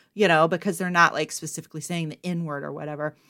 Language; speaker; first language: English; native; English